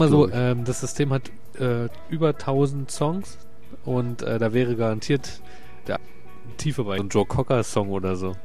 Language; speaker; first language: German; native; German